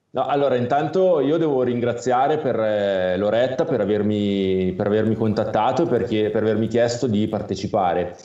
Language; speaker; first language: Italian; native; Italian